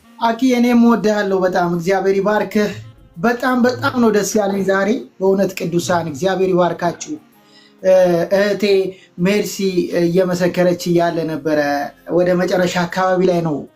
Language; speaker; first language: Amharic; native; Amharic